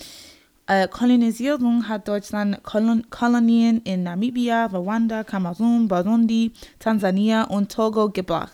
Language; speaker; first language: German; non-native, learner; English